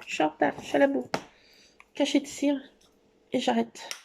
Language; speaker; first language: French; native; French